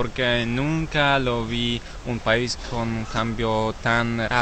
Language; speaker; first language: Spanish; non-native, learner; Polish